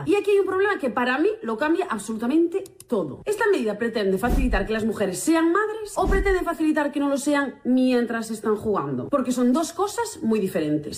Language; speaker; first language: Spanish; native; Spanish